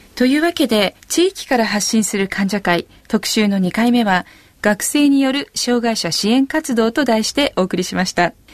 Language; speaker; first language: Japanese; native; Japanese